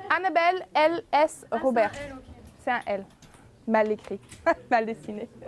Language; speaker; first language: French; non-native, fluent; English